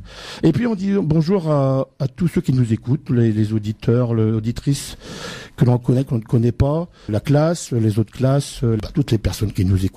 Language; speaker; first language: French; native; French